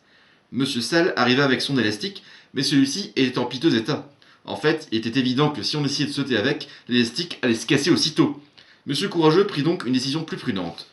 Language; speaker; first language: French; native; French